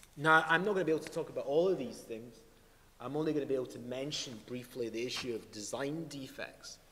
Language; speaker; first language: English; native; English